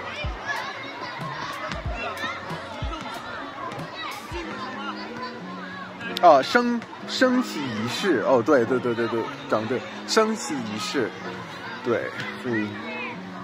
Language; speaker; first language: Chinese; non-native, fluent; English